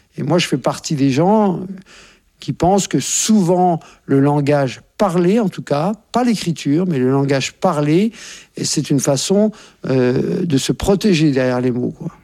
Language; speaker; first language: French; native; French